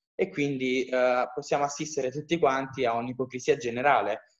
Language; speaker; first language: Italian; native; Italian